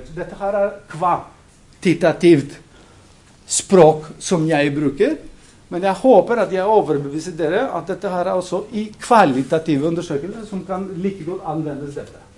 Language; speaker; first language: Norwegian; non-native, fluent; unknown